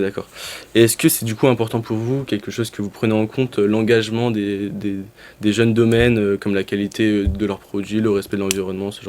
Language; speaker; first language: French; native; French